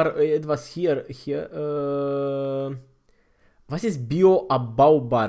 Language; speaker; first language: German; non-native, fluent; Romanian